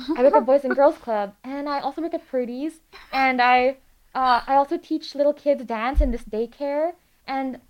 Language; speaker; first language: English; non-native, local second language; Filipino